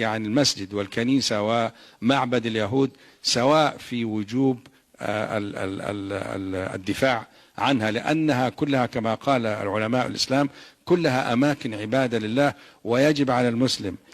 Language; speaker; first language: Arabic; native; Arabic